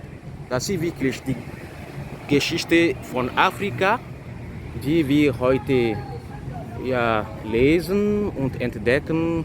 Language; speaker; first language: German; non-native, fluent; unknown